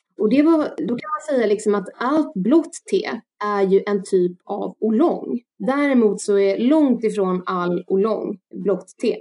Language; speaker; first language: Swedish; early bilingual, other home language; Russian